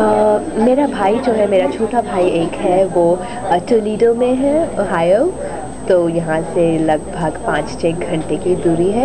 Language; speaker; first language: Hindi; native; Hindi